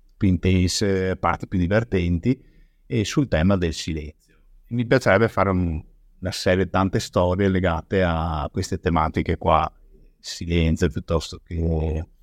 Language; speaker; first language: Italian; native; Italian